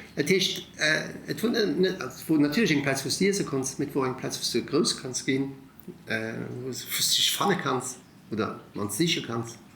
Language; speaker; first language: Luxembourgish; early bilingual, other home language; Italian